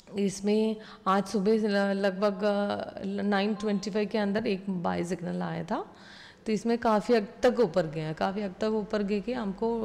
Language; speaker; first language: Hindi; non-native, local second language; Malayalam